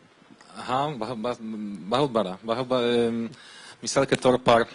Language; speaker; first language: Hindi; non-native, learner; Polish